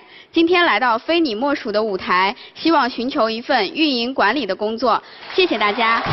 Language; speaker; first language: Chinese; native; Chinese